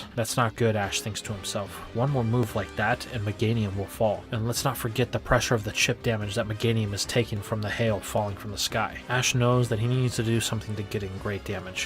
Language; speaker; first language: English; native; English